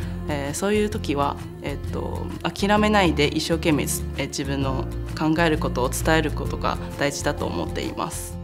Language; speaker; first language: Japanese; non-native, fluent; Chinese